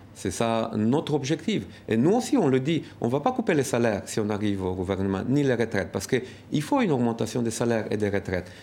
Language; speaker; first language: French; non-native, fluent; Romanian